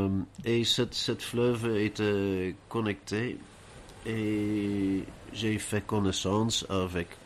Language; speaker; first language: French; non-native, learner; Dutch